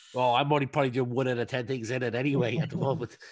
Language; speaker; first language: English; native; English